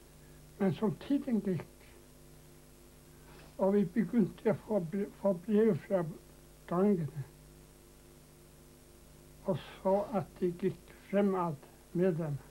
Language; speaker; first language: Danish; non-native, local second language; Faroese